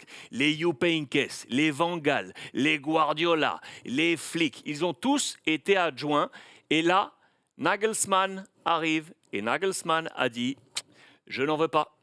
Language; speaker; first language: French; native; French